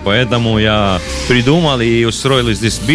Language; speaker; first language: Russian; non-native, learner; Italian